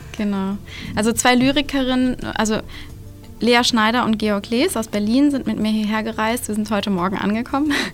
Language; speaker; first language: German; native; German